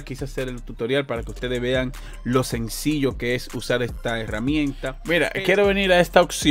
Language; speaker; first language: Spanish; native; Spanish